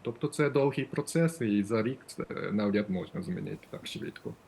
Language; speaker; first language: Ukrainian; non-native, fluent; Japanese